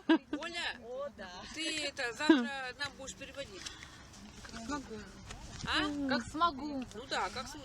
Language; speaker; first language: Russian; native; Russian